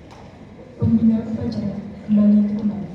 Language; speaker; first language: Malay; non-native, local second language; Javanese